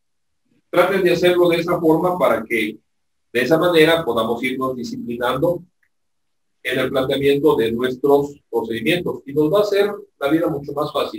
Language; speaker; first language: Spanish; native; Spanish